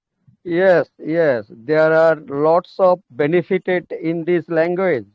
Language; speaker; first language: English; non-native, learner; Hindi